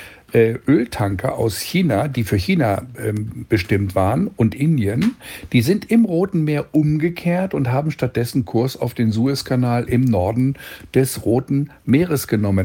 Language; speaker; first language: German; native; German